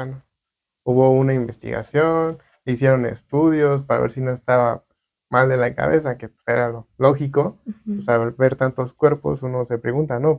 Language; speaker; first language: Spanish; native; Spanish